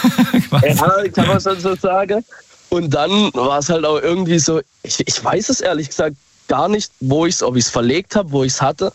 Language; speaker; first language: German; native; German